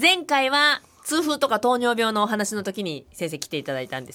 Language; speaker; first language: Japanese; native; Japanese